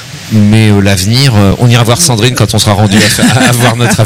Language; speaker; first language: French; native; French